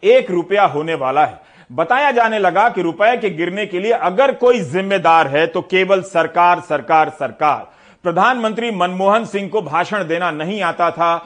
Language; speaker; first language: Hindi; native; Hindi